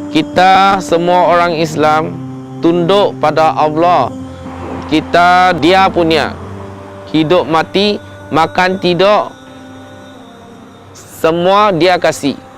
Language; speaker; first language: Indonesian; non-native, local second language; Chinese